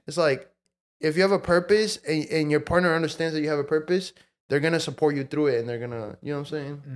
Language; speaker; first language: English; early bilingual, other home language; Spanish